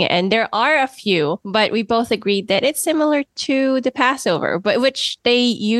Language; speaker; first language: English; non-native, local second language; Filipino